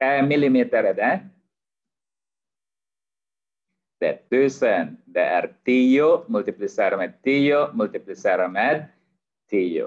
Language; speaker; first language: Swedish; non-native, fluent; Arabic